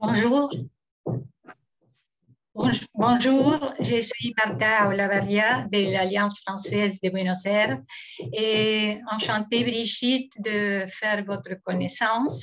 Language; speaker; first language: French; non-native, fluent; Spanish